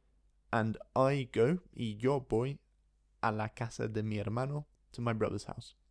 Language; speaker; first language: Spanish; non-native, fluent; English